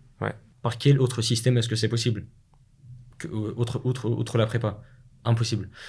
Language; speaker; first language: French; non-native, fluent; Russian